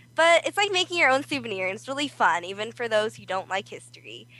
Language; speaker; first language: English; early bilingual, other home language; Korean